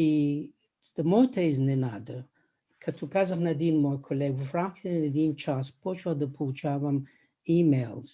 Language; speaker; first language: Bulgarian; non-native, fluent; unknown